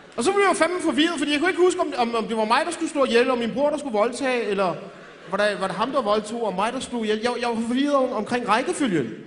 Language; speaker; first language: Danish; early bilingual, other home language; Arabic